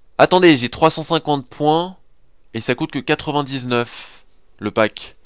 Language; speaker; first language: French; native; French